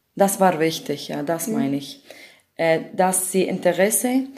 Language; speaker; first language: German; non-native, learner; Arabic